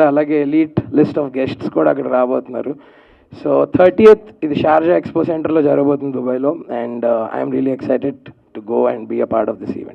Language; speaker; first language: Telugu; native; Telugu